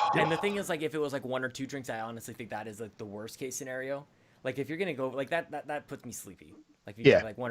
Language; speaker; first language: English; native; English